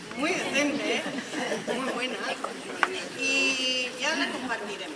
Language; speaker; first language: Spanish; native; Spanish